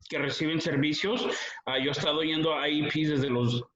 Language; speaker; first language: Spanish; early bilingual, heritage; Spanish